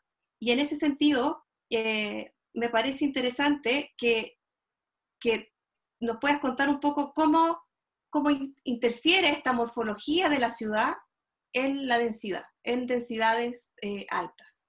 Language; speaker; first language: Spanish; native; Spanish